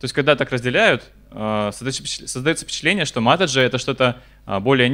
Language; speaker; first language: Russian; native; Russian